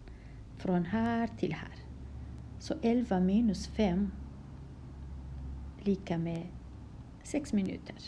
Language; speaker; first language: Swedish; non-native, fluent; Kurdish